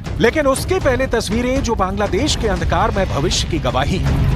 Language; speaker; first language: Hindi; native; Hindi